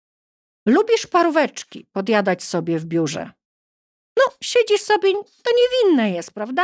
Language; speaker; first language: Polish; native; Polish